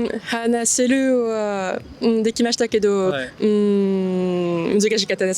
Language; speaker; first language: Japanese; non-native, learner; French